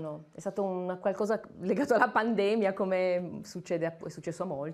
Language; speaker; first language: Italian; native; Italian